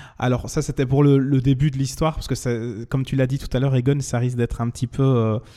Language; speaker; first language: French; native; French